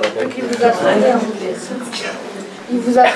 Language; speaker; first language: French; native; French